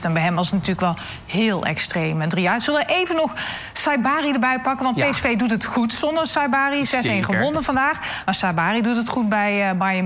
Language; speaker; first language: Dutch; native; Dutch